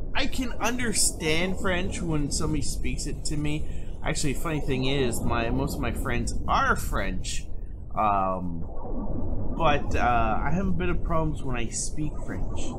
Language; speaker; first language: English; native; English